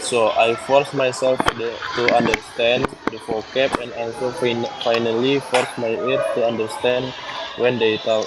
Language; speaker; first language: English; non-native, learner; Indonesian